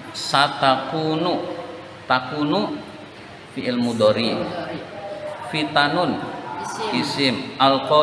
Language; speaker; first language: Arabic; non-native, fluent; Indonesian